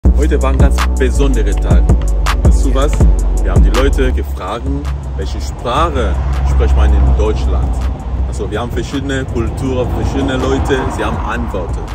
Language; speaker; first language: German; non-native, learner; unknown